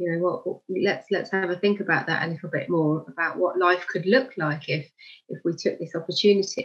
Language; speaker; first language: English; native; English